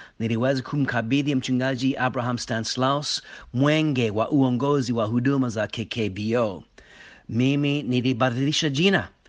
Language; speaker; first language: Swahili; non-native, fluent; English